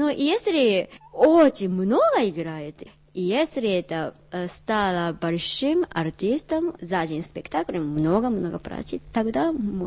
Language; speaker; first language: Russian; non-native, learner; Japanese